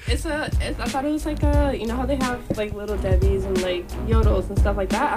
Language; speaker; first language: English; native; English